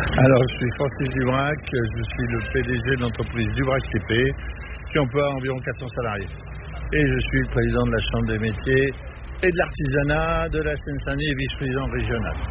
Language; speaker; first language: French; native; French